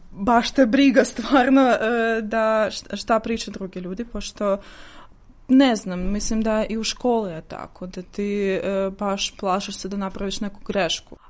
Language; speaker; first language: Serbian; non-native, fluent; Russian